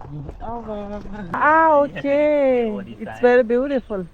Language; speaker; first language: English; non-native, learner; French